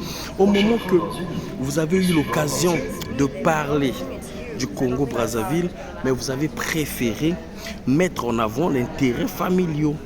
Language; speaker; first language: French; non-native, local second language; Lingala